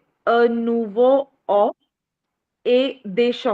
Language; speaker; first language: French; non-native, learner; Hindi